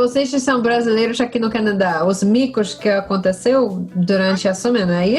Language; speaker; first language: Portuguese; non-native, fluent; English